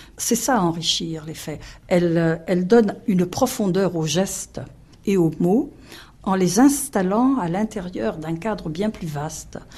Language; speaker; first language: French; native; French